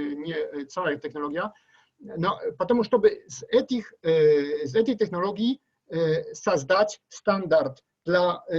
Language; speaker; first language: Russian; non-native, learner; Polish